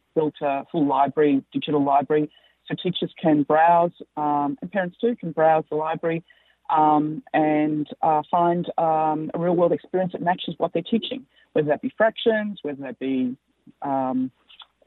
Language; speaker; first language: English; native; English